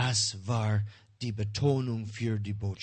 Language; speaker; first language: German; non-native, learner; English